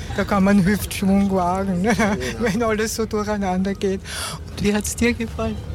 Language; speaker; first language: German; native; German